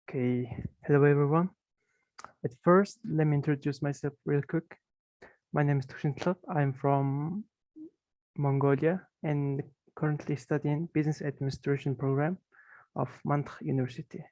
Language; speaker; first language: English; non-native, fluent; Mongolian